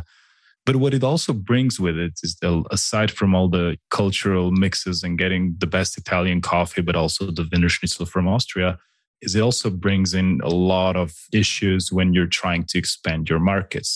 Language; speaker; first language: English; non-native, fluent; Slovenian